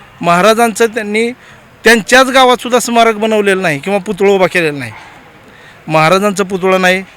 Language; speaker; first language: Marathi; native; Marathi